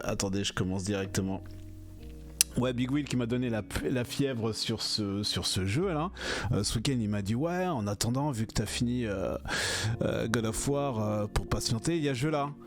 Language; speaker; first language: French; native; French